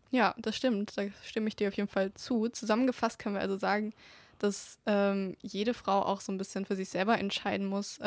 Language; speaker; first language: German; native; German